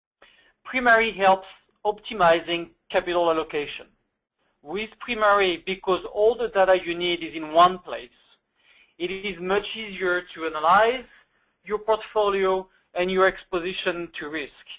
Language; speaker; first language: English; non-native, fluent; French